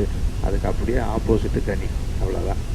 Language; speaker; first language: Tamil; native; Tamil